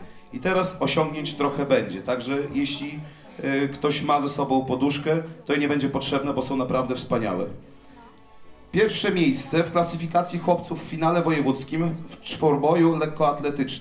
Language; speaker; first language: Polish; native; Polish